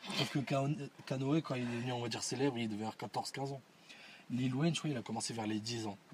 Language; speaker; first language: French; early bilingual, other home language; Arabic